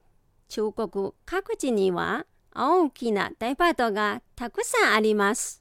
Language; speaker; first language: Japanese; non-native, fluent; Chinese